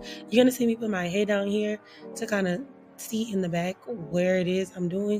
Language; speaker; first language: English; native; English